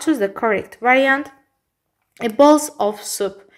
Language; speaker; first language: English; non-native, fluent; Azerbaijani